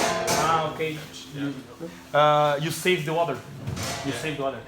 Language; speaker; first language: English; non-native, learner; Portuguese